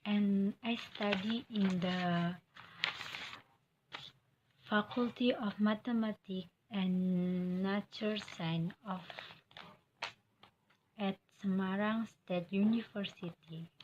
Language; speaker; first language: English; non-native, learner; Indonesian